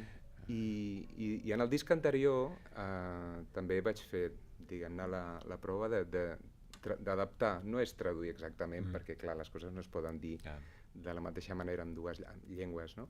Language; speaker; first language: Catalan; native; Catalan